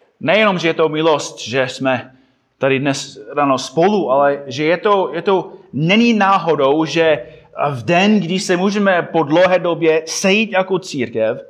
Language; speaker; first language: Czech; non-native, fluent; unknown